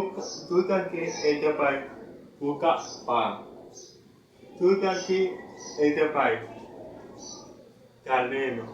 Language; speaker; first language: Spanish; non-native, learner; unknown